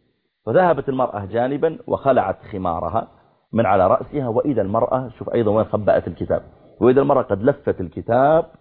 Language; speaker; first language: Arabic; native; Arabic